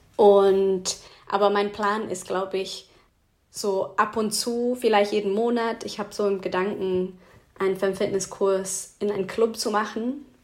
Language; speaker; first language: German; non-native, fluent; English